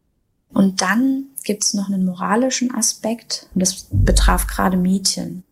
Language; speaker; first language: German; native; German